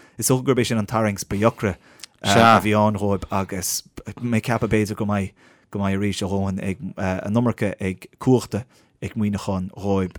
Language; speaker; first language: Irish; native; Irish